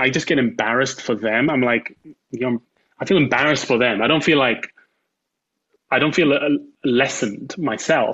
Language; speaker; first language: English; native; English